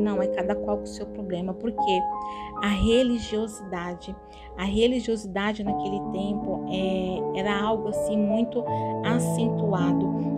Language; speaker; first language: Portuguese; native; Portuguese